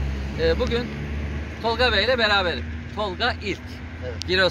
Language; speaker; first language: Turkish; native; Turkish